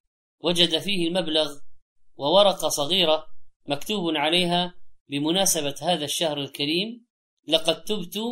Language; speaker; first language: Arabic; native; Arabic